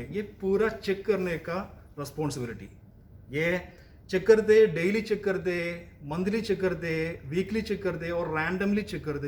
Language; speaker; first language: Hindi; non-native, local second language; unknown